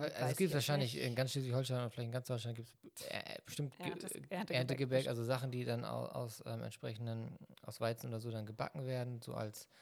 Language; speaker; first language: German; native; German